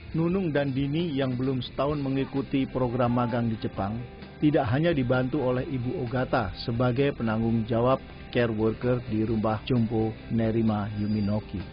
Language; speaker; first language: Indonesian; native; Indonesian